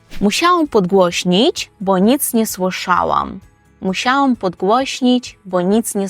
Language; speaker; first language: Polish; non-native, fluent; Ukrainian